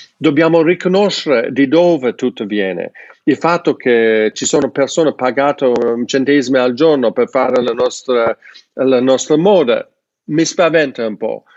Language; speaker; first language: Italian; non-native, fluent; English